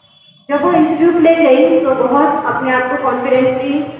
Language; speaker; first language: Hindi; native; Hindi